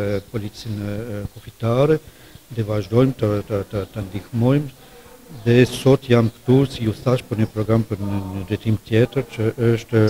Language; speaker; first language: Albanian; non-native, fluent; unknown